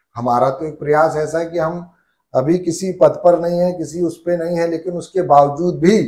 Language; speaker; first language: Hindi; native; Hindi